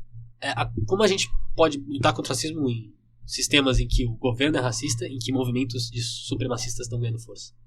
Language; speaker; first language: Portuguese; native; Portuguese